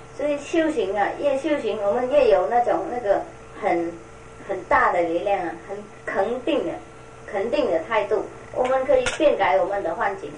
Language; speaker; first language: Chinese; non-native, fluent; Vietnamese